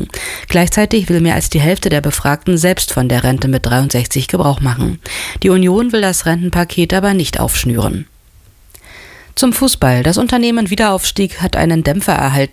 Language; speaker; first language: German; native; German